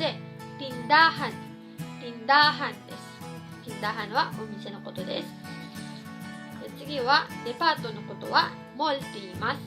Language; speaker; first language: Japanese; non-native, fluent; Cebuano